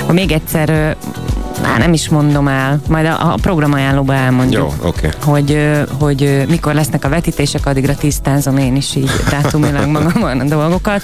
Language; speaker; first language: Hungarian; native; Hungarian